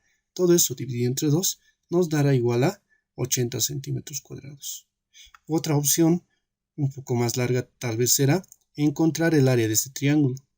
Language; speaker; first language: Spanish; native; Spanish